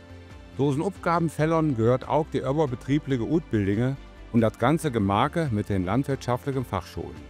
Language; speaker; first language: German; native; German